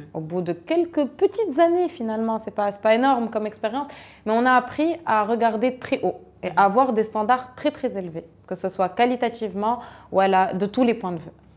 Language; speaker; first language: French; non-native, local second language; Arabic